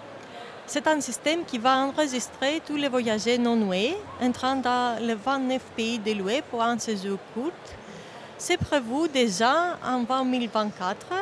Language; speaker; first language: French; non-native, fluent; Greek